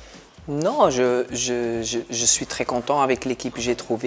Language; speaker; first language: French; non-native, local second language; Dutch